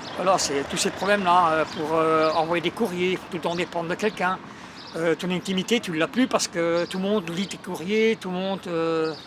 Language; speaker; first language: French; native; French